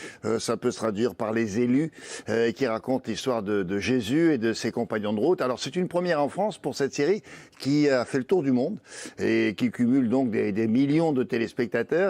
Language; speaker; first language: French; native; French